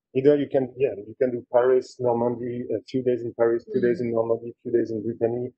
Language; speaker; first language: English; non-native, fluent; French